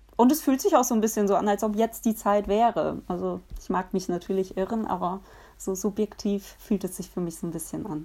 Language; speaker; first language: German; early bilingual, other home language; Polish